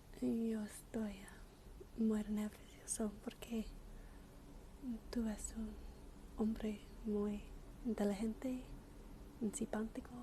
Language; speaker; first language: Spanish; non-native, learner; English